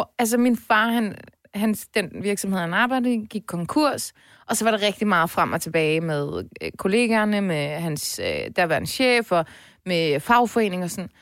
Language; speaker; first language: Danish; native; Danish